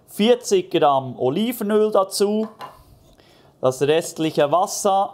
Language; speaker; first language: German; native; German